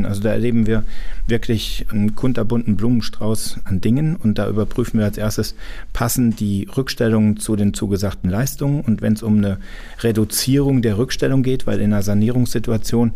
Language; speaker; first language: German; native; German